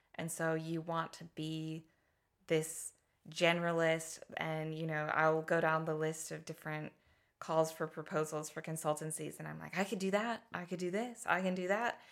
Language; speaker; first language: English; native; English